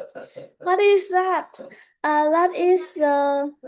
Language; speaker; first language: English; non-native, learner; Vietnamese